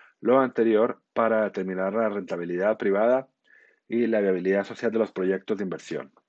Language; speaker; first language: Spanish; native; Spanish